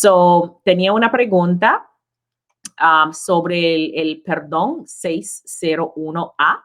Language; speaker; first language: Spanish; non-native, learner; English